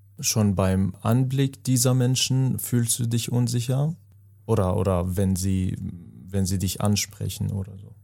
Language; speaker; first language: German; non-native, fluent; Persian